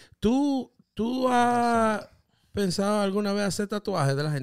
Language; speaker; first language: Spanish; native; Spanish